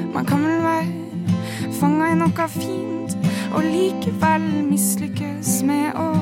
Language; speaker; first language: Norwegian; native; Norwegian